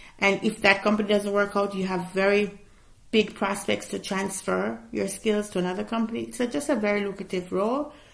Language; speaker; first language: English; native; English